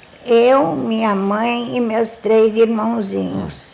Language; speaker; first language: Portuguese; non-native, fluent; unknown